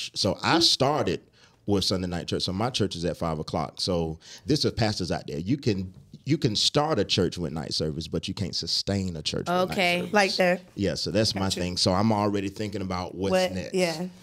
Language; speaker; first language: English; native; English